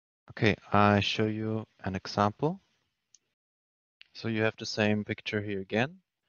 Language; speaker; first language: English; non-native, fluent; German